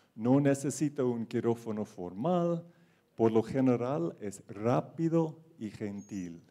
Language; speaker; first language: Spanish; non-native, fluent; English